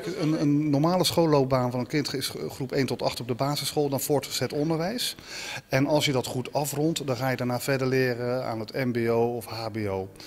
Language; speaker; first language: Dutch; native; Dutch